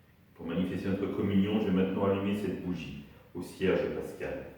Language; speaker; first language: French; native; French